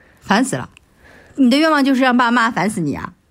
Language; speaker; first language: Chinese; native; Chinese